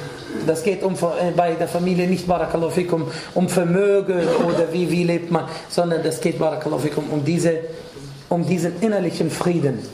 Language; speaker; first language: German; non-native, fluent; Arabic